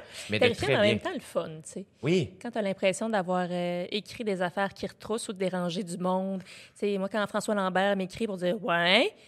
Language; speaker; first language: French; native; French